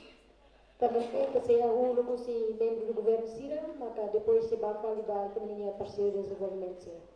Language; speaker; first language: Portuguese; non-native, local second language; Tetum